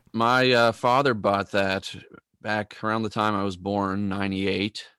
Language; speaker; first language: English; native; English